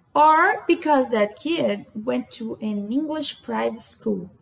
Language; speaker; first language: English; non-native, fluent; Portuguese